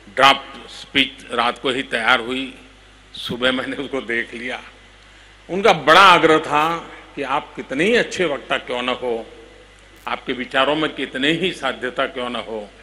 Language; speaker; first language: Hindi; non-native, local second language; Gujarati